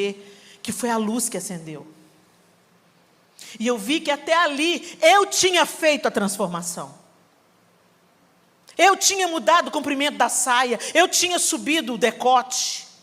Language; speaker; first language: Portuguese; native; Portuguese